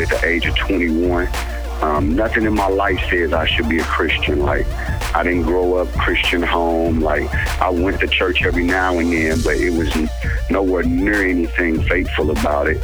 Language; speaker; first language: English; native; English